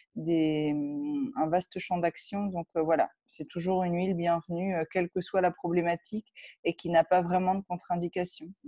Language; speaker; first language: French; native; French